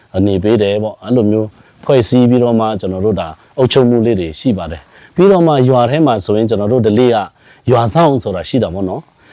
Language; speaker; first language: Burmese; non-native, local second language; Pa'o Karen